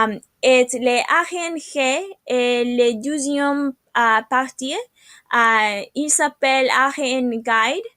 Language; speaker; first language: French; non-native, learner; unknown